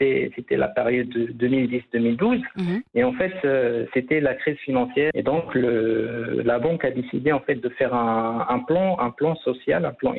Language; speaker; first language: French; non-native, local second language; Arabic